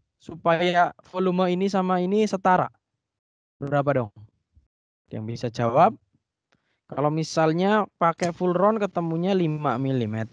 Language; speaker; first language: Indonesian; native; Indonesian